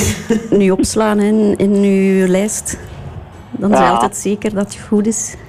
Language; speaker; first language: Dutch; native; Dutch